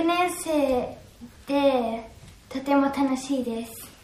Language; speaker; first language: Japanese; early bilingual, heritage; Japanese